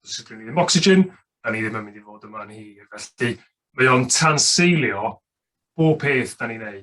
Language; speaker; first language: Welsh; native; Welsh